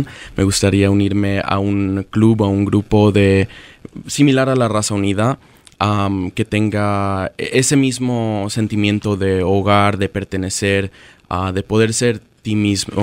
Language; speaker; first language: Spanish; early bilingual, other home language; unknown